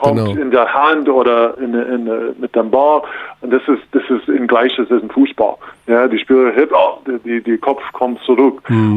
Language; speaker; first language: German; non-native, learner; English